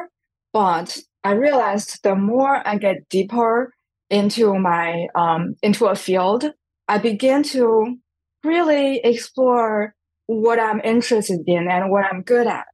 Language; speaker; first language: English; non-native, fluent; Chinese